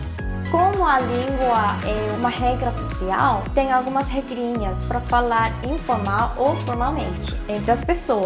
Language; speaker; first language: Portuguese; non-native, fluent; Korean